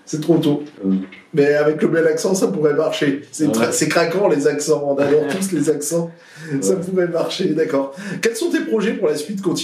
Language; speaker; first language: French; native; French